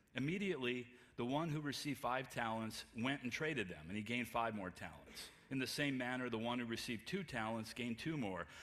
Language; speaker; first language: English; native; English